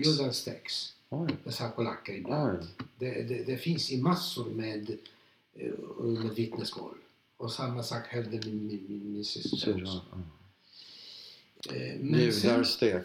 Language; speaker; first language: Swedish; non-native, fluent; Polish